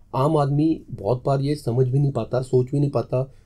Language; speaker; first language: Hindi; native; Hindi